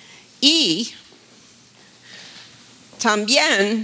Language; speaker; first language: Spanish; non-native, fluent; English